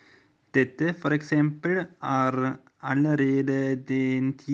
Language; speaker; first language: Norwegian; non-native, learner; German